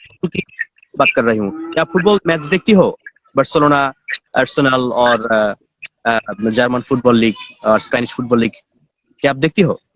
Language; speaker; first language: Hindi; non-native, learner; Bangla